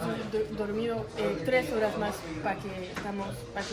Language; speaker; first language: Spanish; non-native, learner; French